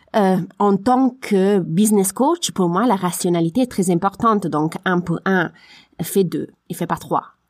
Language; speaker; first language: French; non-native, fluent; Italian